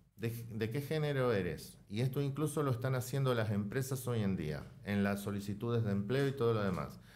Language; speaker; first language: Spanish; native; Spanish